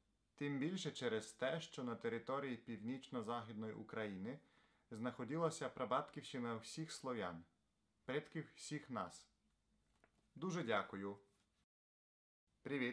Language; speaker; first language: Ukrainian; non-native, learner; Slovenian